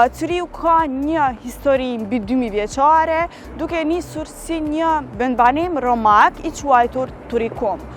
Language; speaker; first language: Albanian; native; Albanian